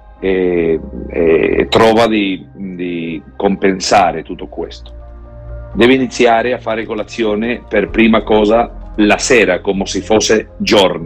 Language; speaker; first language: Italian; non-native, learner; Spanish